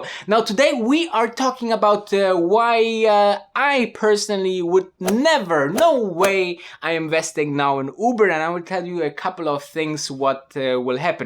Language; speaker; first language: English; non-native, fluent; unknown